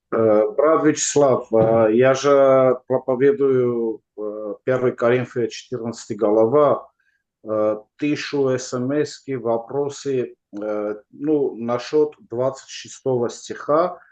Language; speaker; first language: Russian; non-native, learner; Armenian